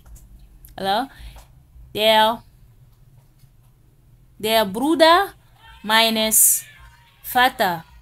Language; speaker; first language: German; non-native, fluent; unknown